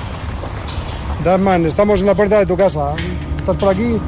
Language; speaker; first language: Spanish; native; Spanish